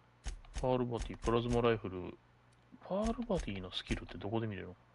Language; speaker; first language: Japanese; native; Japanese